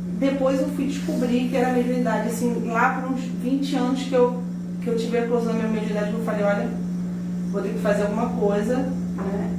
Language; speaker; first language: Portuguese; early bilingual, heritage; Portuguese